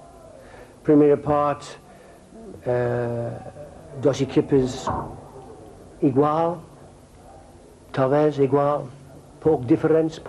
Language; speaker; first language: Portuguese; non-native, learner; English